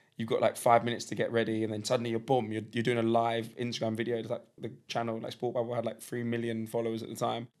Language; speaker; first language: English; native; English